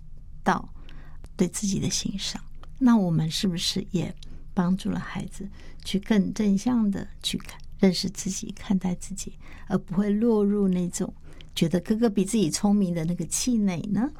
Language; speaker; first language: Chinese; native; Chinese